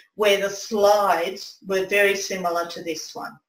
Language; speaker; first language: English; native; English